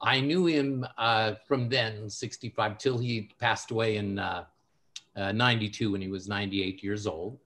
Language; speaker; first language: English; native; English